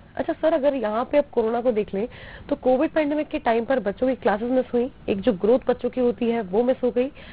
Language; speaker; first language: Hindi; native; Hindi